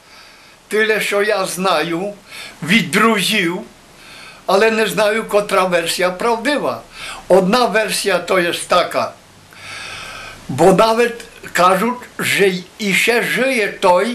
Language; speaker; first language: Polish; non-native, local second language; Ukrainian